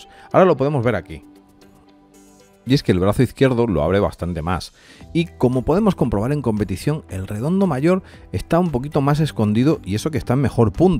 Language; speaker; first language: Spanish; native; Spanish